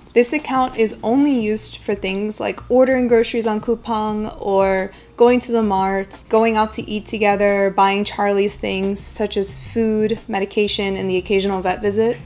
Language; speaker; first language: English; native; English